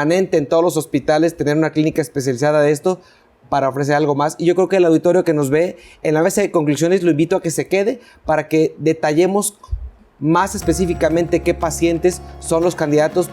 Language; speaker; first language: Spanish; native; Spanish